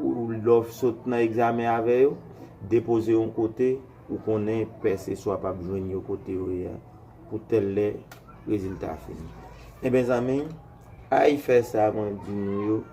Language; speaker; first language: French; non-native, learner; Haitian Creole